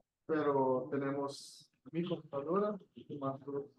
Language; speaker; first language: Spanish; non-native, fluent; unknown